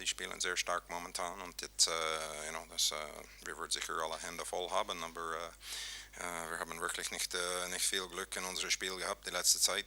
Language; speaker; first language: German; non-native, fluent; English